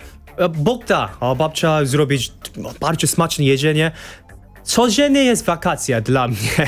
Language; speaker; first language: Polish; non-native, learner; Korean